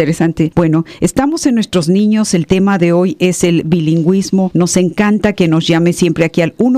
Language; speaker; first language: Spanish; native; Spanish